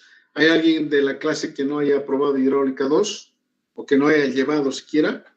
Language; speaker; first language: Spanish; native; Spanish